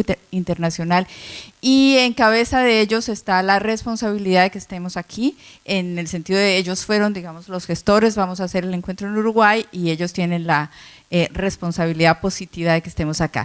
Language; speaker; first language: Spanish; native; Spanish